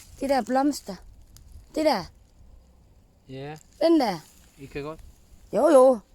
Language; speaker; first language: Danish; non-native, learner; Thai